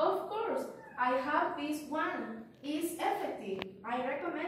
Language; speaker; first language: English; non-native, learner; Spanish